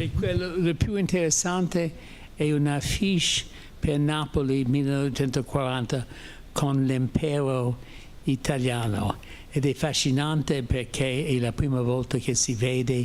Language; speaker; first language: Italian; non-native, fluent; English